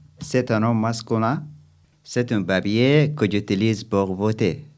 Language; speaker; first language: French; non-native, learner; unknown